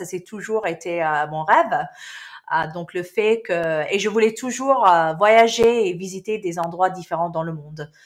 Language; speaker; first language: French; non-native, local second language; Arabic